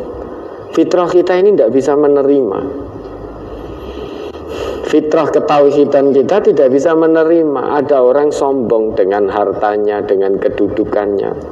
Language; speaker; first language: Indonesian; non-native, local second language; Javanese